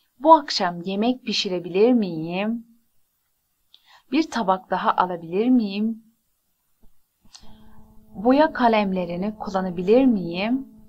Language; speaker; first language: Turkish; non-native, fluent; Persian